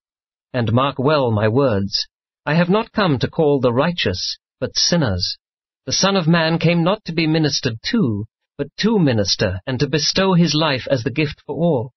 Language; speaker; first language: English; native; English